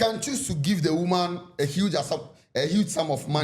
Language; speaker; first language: English; non-native, local second language; Akan